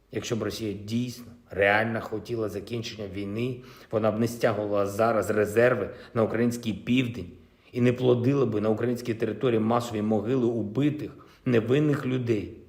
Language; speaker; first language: Ukrainian; non-native, local second language; Russian